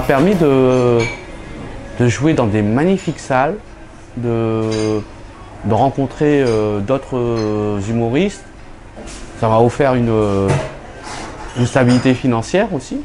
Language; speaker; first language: French; early bilingual, other home language; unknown